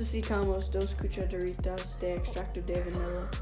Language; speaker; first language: Spanish; non-native, learner; English